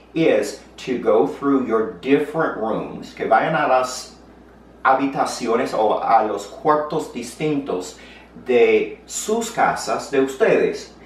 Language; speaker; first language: Spanish; non-native, fluent; English